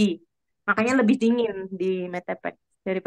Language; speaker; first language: Indonesian; native; Indonesian